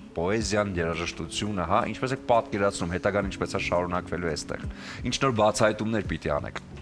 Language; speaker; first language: Armenian; native; Armenian